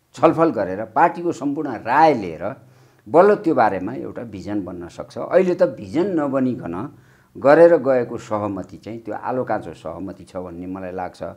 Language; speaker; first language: Nepali; native; Nepali